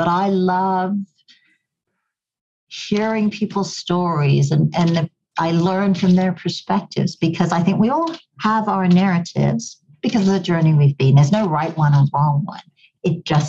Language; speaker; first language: English; native; English